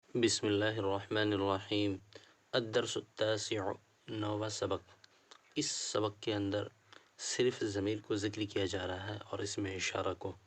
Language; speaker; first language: Urdu; native; Urdu